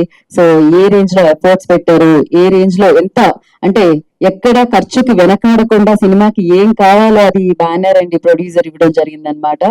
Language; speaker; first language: Telugu; native; Telugu